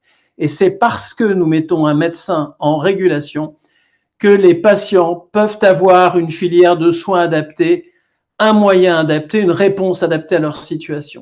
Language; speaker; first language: French; native; French